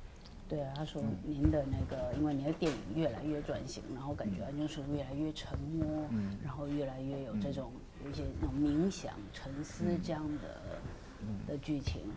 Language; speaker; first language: Chinese; native; Chinese